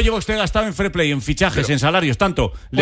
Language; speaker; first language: Spanish; native; Spanish